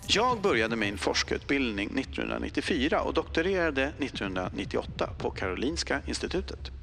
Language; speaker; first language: Swedish; native; Swedish